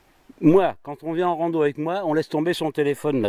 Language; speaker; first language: French; native; French